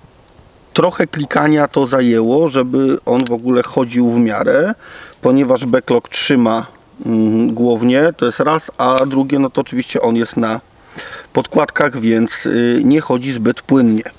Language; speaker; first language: Polish; native; Polish